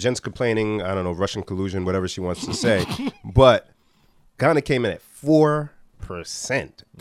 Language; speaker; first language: English; native; English